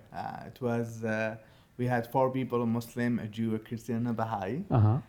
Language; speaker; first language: English; non-native, fluent; Arabic